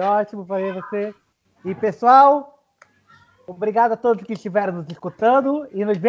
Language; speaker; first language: Portuguese; native; Portuguese